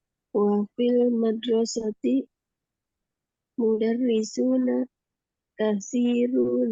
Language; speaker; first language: Arabic; non-native, learner; Indonesian